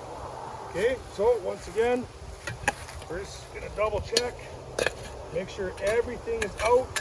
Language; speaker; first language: English; native; English